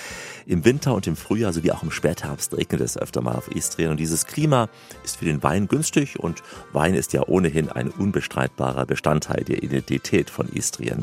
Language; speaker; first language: German; native; German